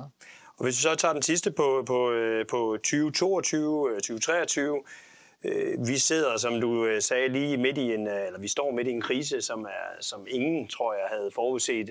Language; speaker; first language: Danish; native; Danish